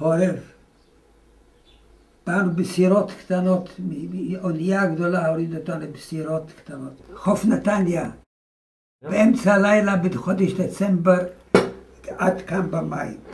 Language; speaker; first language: Hebrew; non-native, fluent; German